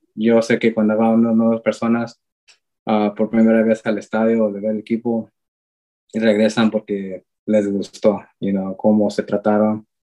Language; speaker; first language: Spanish; early bilingual, heritage; Spanish